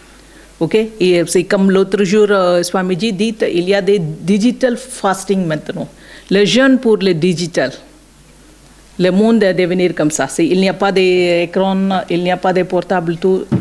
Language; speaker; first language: French; non-native, learner; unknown